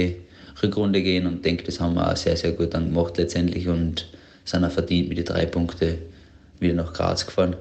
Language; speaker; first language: German; native; German